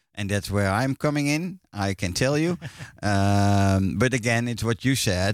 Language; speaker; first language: English; non-native, fluent; Dutch